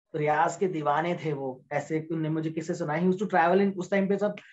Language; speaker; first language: Hindi; native; Hindi